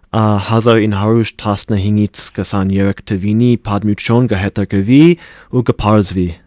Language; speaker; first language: Armenian; non-native, fluent; English